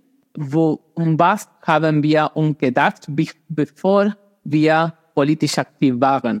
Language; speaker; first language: German; non-native, fluent; Spanish